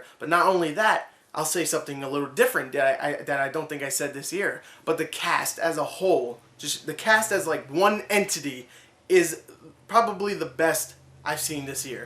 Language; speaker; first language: English; native; English